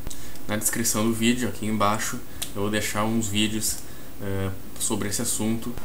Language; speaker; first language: Portuguese; native; Portuguese